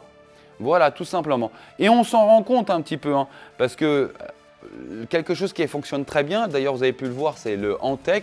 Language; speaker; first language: French; native; French